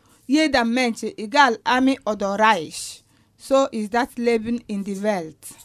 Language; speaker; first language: German; non-native, learner; Igbo